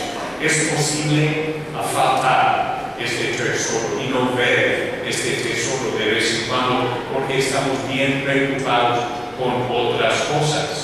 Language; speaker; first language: Spanish; non-native, learner; English